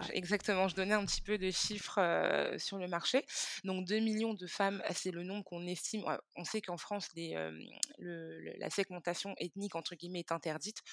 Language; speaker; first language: French; early bilingual, other home language; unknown